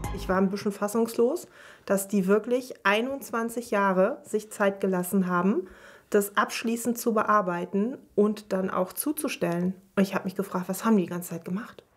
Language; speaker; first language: German; native; German